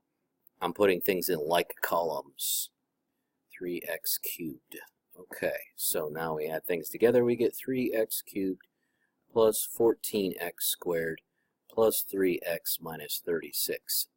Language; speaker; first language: English; native; English